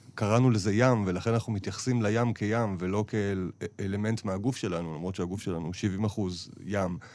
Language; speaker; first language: Hebrew; native; Hebrew